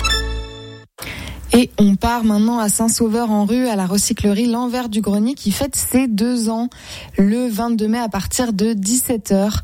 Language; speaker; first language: French; native; French